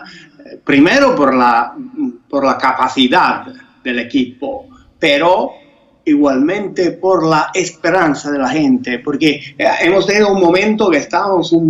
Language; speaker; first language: Spanish; non-native, fluent; Italian